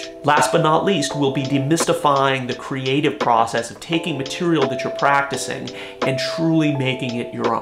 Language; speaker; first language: English; native; English